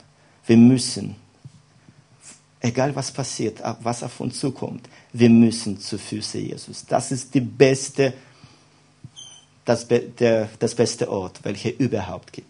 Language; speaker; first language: German; non-native, fluent; Russian